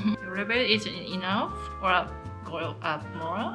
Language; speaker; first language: English; non-native, learner; Japanese